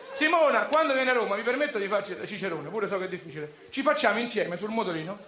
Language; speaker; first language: Italian; native; Italian